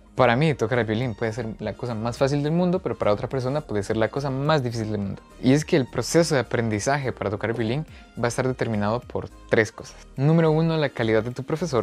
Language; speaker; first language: Spanish; native; Spanish